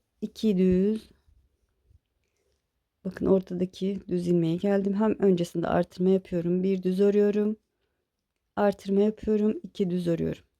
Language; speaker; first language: Turkish; native; Turkish